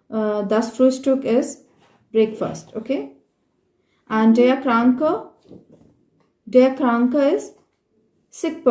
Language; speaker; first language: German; non-native, fluent; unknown